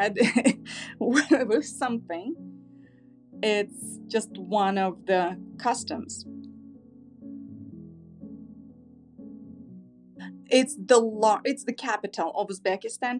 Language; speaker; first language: English; non-native, fluent; Uzbek